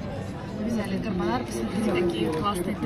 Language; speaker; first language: Russian; native; Russian